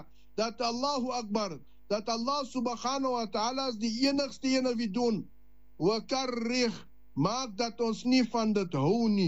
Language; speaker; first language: Dutch; non-native, learner; Afrikaans